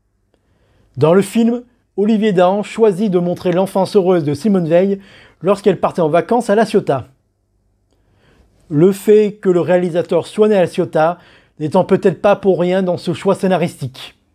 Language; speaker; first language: French; native; French